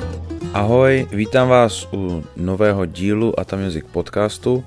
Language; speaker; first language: Czech; native; Czech